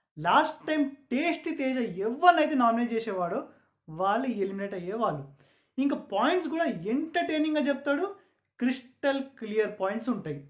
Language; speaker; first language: Telugu; non-native, local second language; Urdu